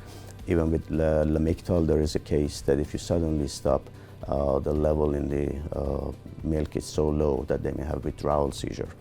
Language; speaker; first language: English; non-native, fluent; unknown